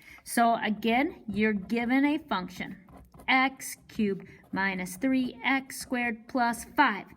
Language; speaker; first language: English; native; English